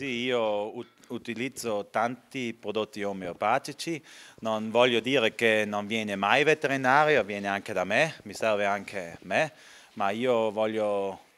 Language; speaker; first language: Italian; non-native, local second language; German